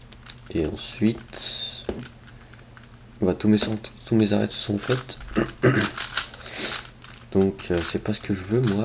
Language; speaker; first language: French; native; French